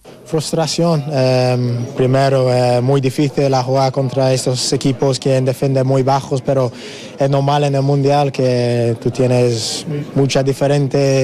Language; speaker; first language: Spanish; non-native, learner; English